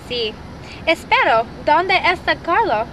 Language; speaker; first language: Spanish; non-native, learner; English